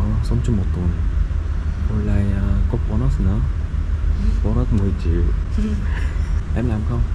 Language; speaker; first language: Vietnamese; non-native, learner; Korean